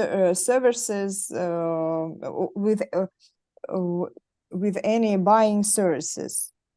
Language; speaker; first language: English; non-native, learner; Russian